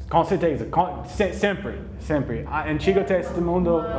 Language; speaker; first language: Portuguese; non-native, learner; English